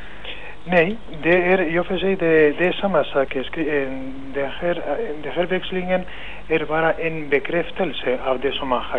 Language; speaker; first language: Swedish; non-native, fluent; Spanish